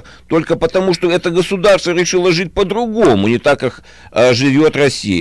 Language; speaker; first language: Russian; native; Russian